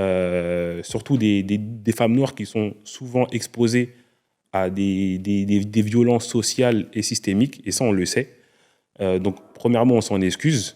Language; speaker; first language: French; native; French